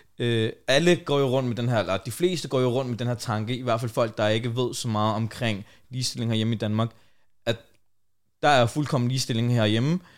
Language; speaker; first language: Danish; native; Danish